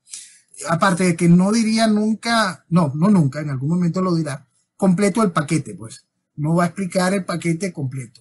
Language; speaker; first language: Spanish; native; Spanish